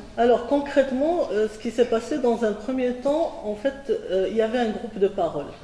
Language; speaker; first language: French; non-native, local second language; Arabic